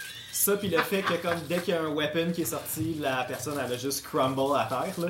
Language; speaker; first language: French; native; French